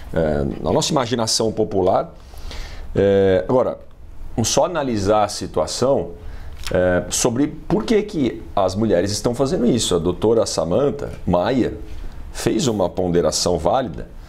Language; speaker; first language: Portuguese; native; Portuguese